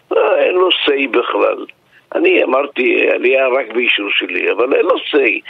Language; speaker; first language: Hebrew; native; Hebrew